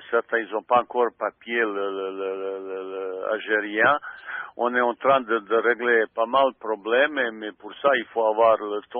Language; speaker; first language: French; non-native, fluent; Bosnian